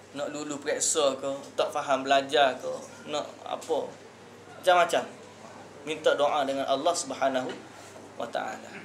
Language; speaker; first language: Malay; native; Malay